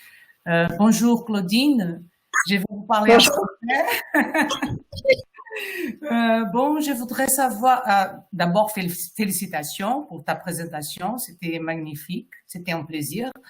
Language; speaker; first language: French; non-native, fluent; Portuguese